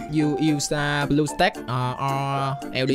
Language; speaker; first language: English; non-native, learner; Vietnamese